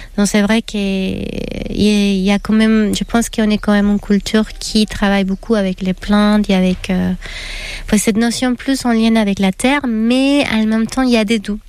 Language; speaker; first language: French; non-native, fluent; Spanish